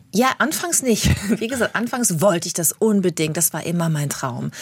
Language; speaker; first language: German; native; German